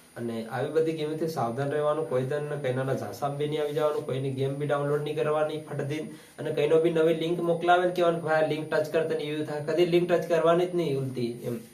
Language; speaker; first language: Gujarati; non-native, local second language; Bhili